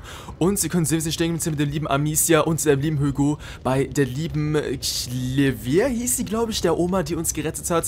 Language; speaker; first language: German; native; German